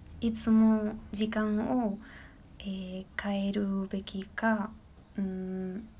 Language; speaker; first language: Japanese; non-native, learner; Spanish